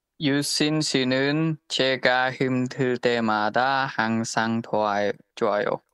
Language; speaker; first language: Korean; non-native, learner; Khmer